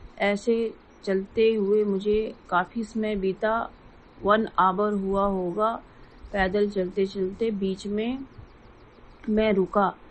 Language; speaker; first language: Hindi; native; Hindi